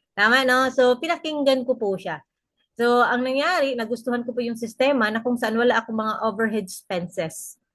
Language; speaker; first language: Filipino; non-native, local second language; Cebuano